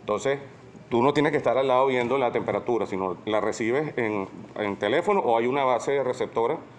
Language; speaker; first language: Spanish; native; Spanish